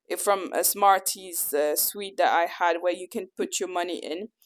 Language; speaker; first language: English; early bilingual, other home language; French